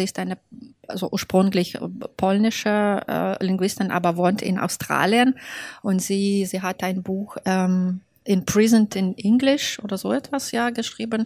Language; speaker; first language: German; non-native, fluent; Belarusian